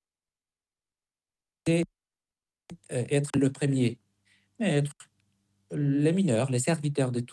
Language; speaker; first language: French; non-native, fluent; Spanish